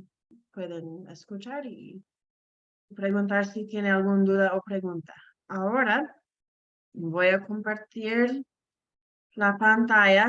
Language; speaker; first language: Spanish; non-native, fluent; English